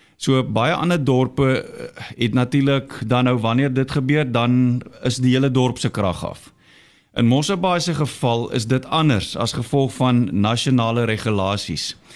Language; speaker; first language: Afrikaans; native; Afrikaans